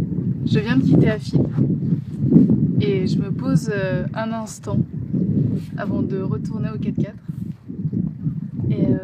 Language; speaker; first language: French; native; French